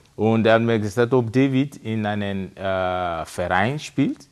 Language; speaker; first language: German; non-native, fluent; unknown